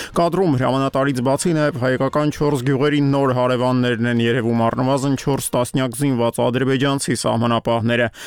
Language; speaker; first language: Armenian; native; Armenian